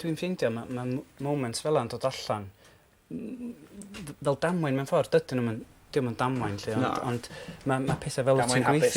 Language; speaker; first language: Welsh; native; Welsh